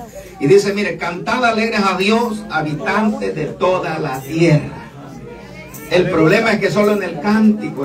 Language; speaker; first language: Spanish; native; Spanish